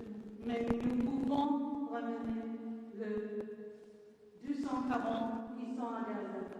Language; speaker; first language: French; non-native, fluent; Hebrew